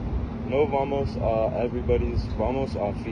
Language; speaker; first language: Spanish; non-native, learner; English